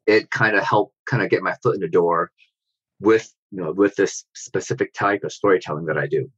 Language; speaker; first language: English; native; English